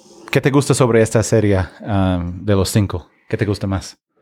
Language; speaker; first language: Spanish; non-native, fluent; English